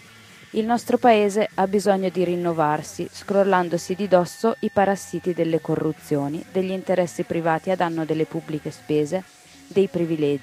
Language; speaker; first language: Italian; native; Italian